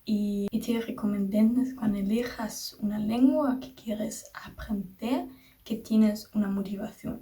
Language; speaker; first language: Spanish; non-native, learner; German